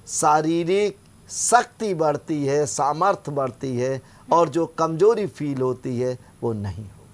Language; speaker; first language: Hindi; native; Hindi